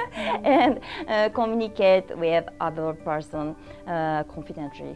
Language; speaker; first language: English; non-native, learner; Japanese